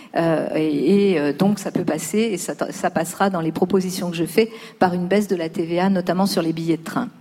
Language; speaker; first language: French; early bilingual, other home language; Spanish